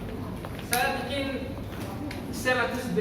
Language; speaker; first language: Indonesian; non-native, learner; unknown